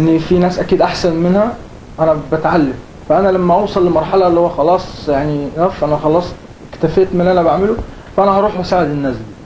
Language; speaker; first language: Arabic; native; Arabic